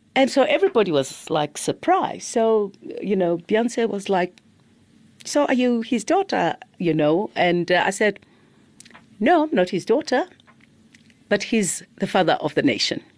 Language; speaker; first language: English; non-native, local second language; Zulu